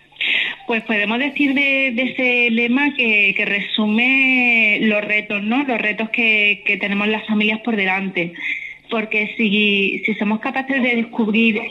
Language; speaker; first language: Spanish; native; Spanish